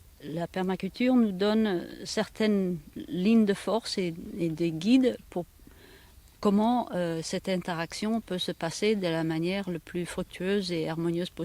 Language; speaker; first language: French; non-native, fluent; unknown